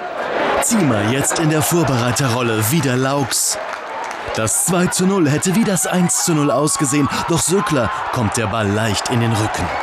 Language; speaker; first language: German; native; German